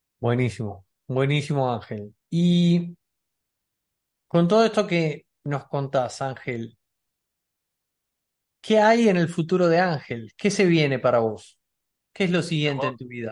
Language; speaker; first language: Spanish; native; Spanish